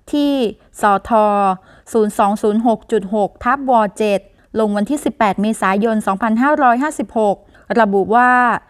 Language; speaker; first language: Thai; native; Thai